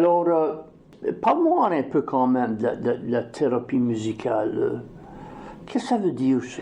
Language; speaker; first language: French; native; French